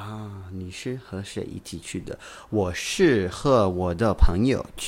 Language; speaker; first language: Chinese; non-native, learner; English